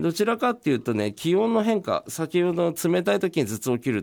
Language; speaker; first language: Japanese; native; Japanese